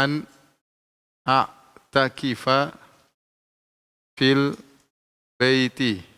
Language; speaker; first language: Arabic; non-native, fluent; Indonesian